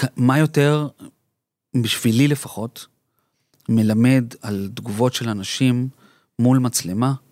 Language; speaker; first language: Hebrew; early bilingual, other home language; Spanish